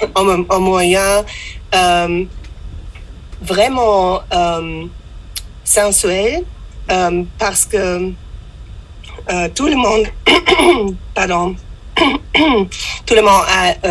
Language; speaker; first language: French; non-native, learner; German